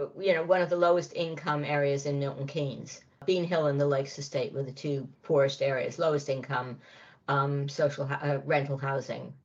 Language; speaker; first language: English; native; English